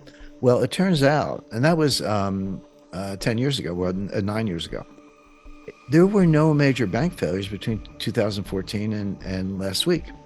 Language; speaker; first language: English; native; English